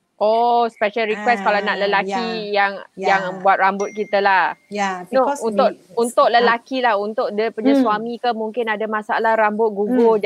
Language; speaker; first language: Malay; native; Malay